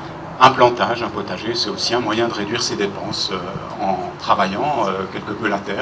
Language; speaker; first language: French; native; French